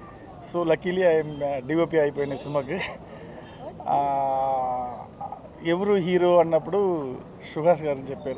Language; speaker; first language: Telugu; non-native, learner; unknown